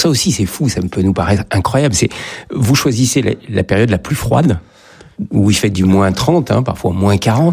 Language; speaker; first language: French; native; French